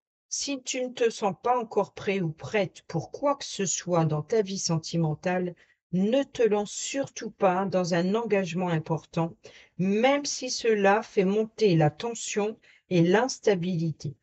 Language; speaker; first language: French; native; French